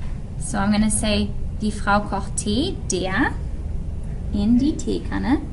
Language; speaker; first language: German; non-native, fluent; English